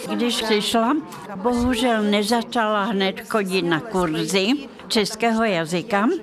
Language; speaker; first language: Czech; non-native, fluent; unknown